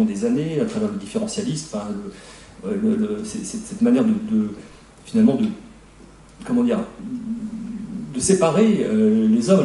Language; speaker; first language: French; native; French